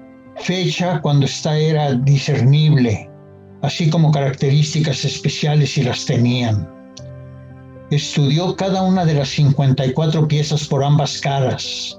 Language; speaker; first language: Spanish; native; Spanish